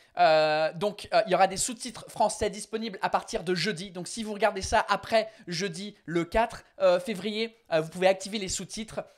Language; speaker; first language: French; non-native, fluent; English